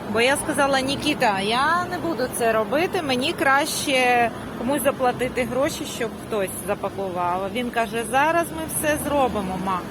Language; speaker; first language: Ukrainian; native; Ukrainian